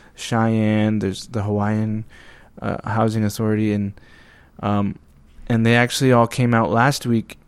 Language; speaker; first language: English; native; English